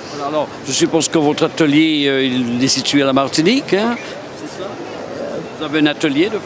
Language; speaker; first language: French; native; French